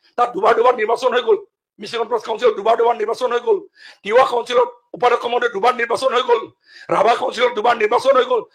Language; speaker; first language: Assamese; non-native, local second language; Mising